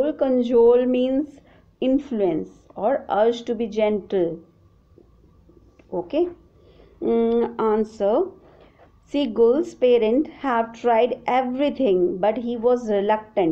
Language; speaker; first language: English; non-native, local second language; Hindi